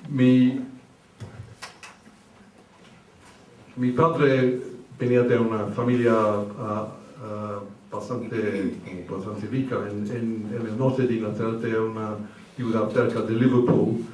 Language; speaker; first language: Spanish; early bilingual, heritage; English